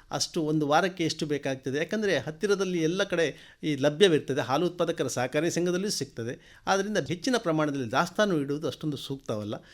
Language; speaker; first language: Kannada; native; Kannada